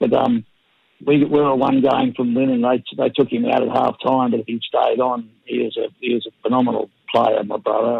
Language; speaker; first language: English; native; English